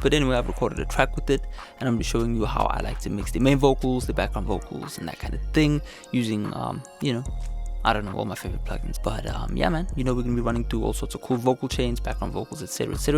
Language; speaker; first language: English; native; English